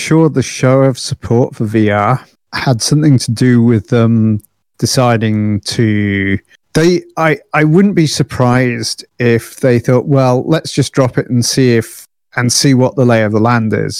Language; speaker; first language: English; native; English